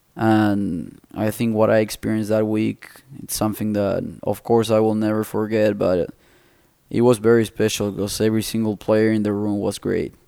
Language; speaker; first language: English; non-native, fluent; Spanish